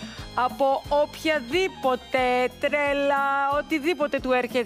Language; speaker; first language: Greek; native; Greek